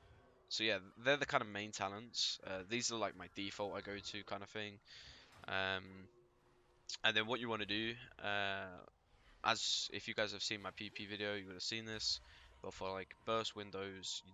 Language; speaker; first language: English; native; English